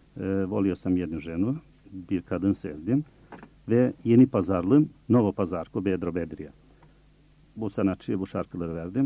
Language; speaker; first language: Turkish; early bilingual, other home language; Bosnian